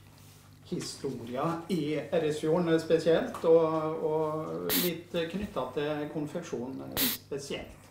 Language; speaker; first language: Norwegian; native; Norwegian